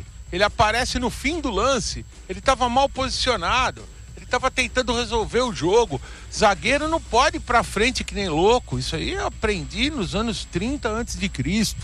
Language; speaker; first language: Portuguese; native; Portuguese